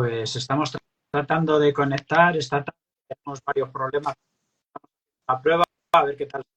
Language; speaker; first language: Spanish; native; Spanish